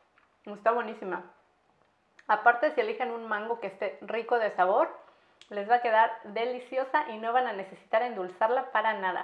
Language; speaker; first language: Spanish; native; Spanish